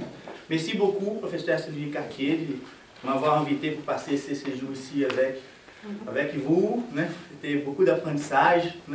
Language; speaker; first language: French; non-native, fluent; Portuguese